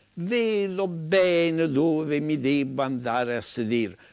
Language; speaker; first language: Italian; native; Italian